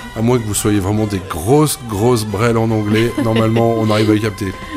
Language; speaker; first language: French; native; French